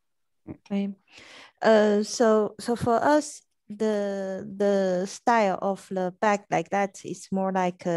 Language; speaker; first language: English; non-native, fluent; French